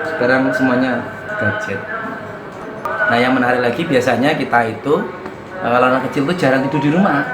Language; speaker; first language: Indonesian; non-native, local second language; Javanese